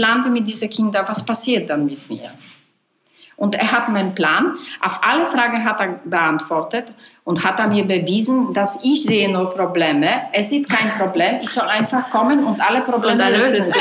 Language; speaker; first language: German; non-native, fluent; Polish